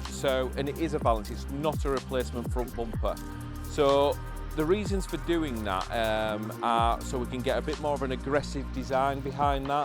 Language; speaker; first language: English; native; English